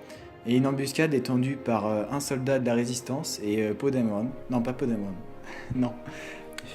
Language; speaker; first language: French; native; French